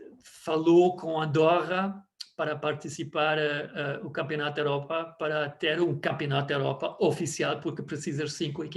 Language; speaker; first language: Portuguese; non-native, fluent; German